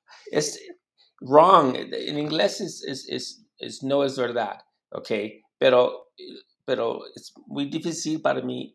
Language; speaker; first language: Spanish; non-native, learner; English